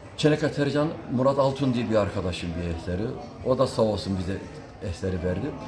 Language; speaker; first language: Turkish; early bilingual, heritage; Turkish